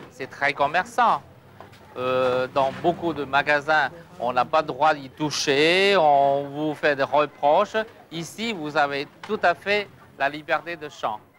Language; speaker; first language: French; non-native, fluent; Cantonese